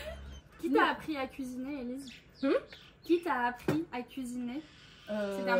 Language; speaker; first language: French; native; French